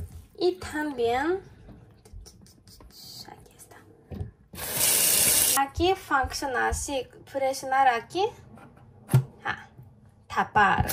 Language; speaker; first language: Spanish; non-native, learner; Japanese